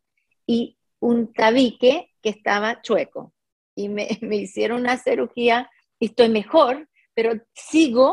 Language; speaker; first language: Spanish; non-native, fluent; English